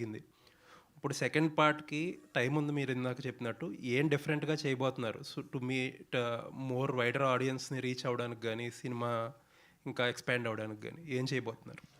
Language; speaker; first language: Telugu; native; Telugu